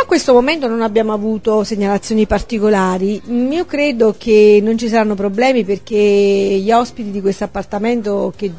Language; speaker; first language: Italian; native; Italian